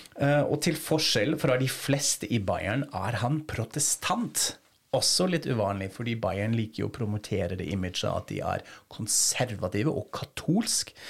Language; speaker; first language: Norwegian; non-native, fluent; German